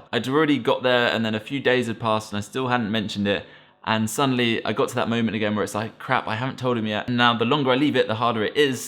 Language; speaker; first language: English; native; English